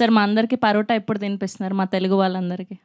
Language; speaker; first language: Telugu; native; Telugu